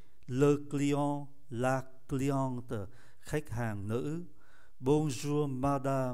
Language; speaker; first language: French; non-native, fluent; Vietnamese